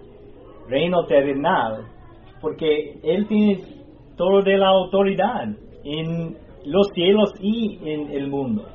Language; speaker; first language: Spanish; non-native, fluent; English